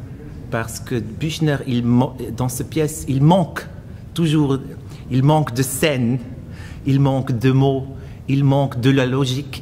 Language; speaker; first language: French; non-native, fluent; German